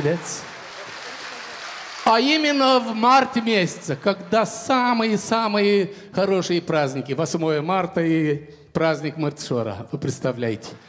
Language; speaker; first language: Russian; non-native, local second language; Romanian